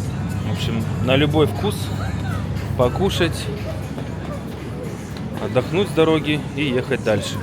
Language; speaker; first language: Russian; native; Russian